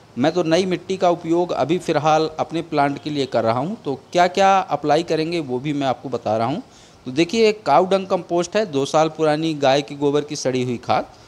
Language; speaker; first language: Hindi; native; Hindi